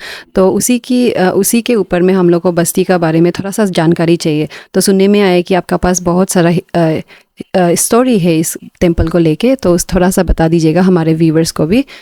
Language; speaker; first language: Hindi; non-native, local second language; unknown